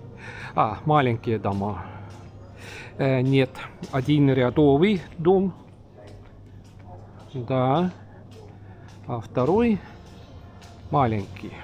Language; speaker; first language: Russian; non-native, local second language; Estonian